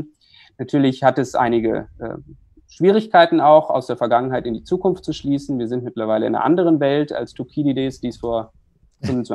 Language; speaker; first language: German; native; German